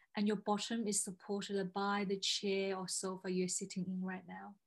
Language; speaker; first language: English; non-native, fluent; Chinese